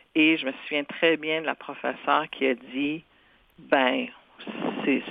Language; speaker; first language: French; non-native, local second language; Cree